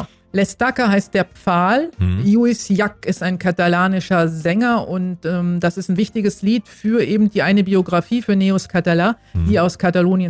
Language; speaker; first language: German; native; German